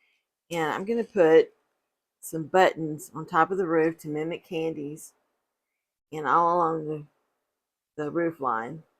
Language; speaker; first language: English; native; English